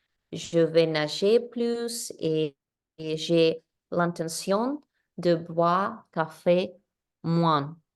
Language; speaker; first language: French; non-native, learner; Spanish